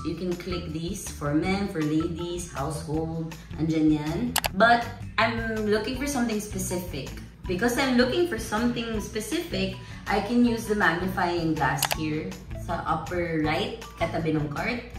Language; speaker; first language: English; non-native, local second language; Filipino